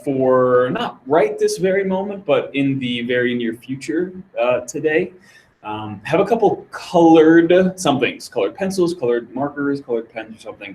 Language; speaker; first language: English; native; English